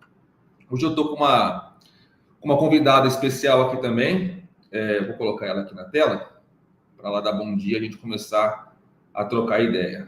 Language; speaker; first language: Portuguese; native; Portuguese